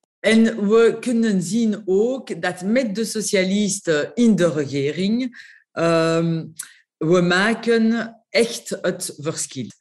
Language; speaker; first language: Dutch; non-native, local second language; French